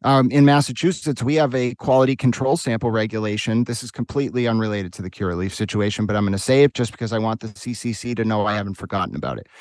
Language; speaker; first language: English; native; English